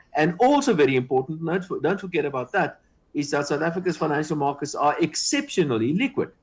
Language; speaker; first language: English; non-native, local second language; Afrikaans